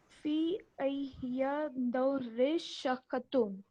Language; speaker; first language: Arabic; non-native, learner; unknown